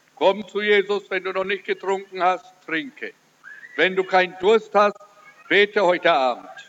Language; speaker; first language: German; early bilingual, heritage; German